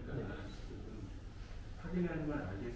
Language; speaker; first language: Korean; native; Korean